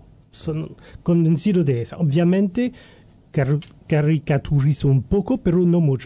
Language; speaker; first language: Spanish; non-native, learner; French